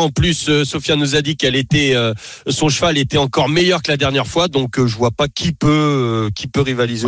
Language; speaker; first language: French; native; French